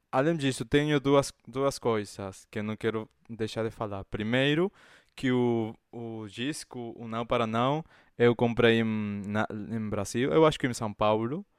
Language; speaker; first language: Portuguese; non-native, fluent; Spanish